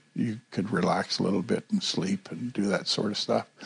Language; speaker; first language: English; native; English